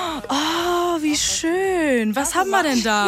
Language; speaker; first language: German; native; German